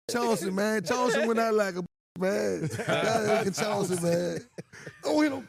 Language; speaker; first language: English; native; English